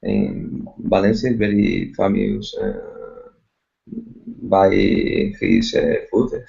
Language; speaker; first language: English; non-native, learner; Spanish